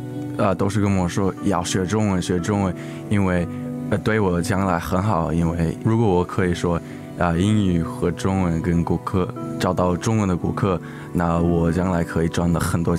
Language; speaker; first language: Chinese; early bilingual, heritage; English